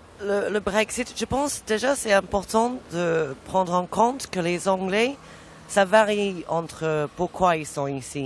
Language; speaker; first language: French; non-native, fluent; English